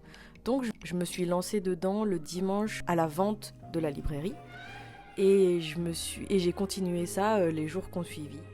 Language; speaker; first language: French; native; French